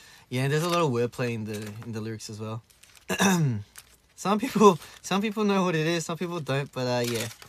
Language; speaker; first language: English; early bilingual, other home language; Korean